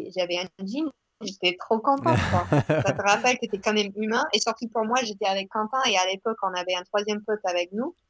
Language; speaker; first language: French; non-native, fluent; English